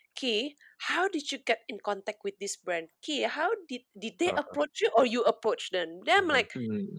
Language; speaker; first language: English; non-native, fluent; Indonesian